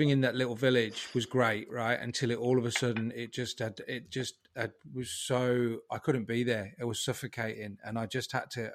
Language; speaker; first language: English; native; English